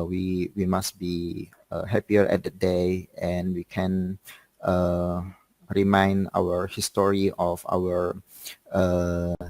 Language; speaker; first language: English; non-native, learner; Indonesian